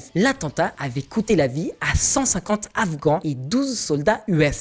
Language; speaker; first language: French; native; French